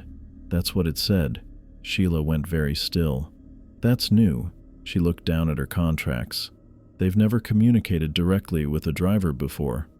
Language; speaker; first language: English; native; English